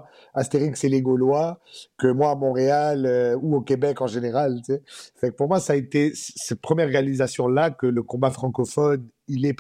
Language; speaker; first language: French; native; French